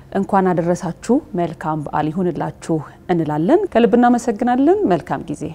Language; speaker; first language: Amharic; native; Amharic